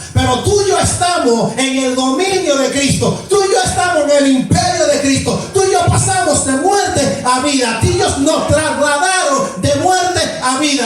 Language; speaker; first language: Spanish; native; Spanish